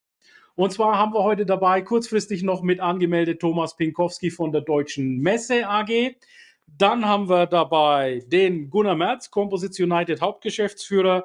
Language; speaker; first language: German; native; German